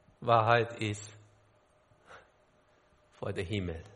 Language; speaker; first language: German; non-native, learner; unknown